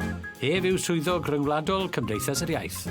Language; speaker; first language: Welsh; native; Welsh